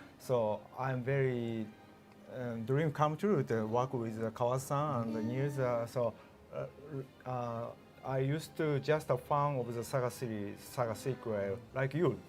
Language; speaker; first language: English; non-native, learner; Japanese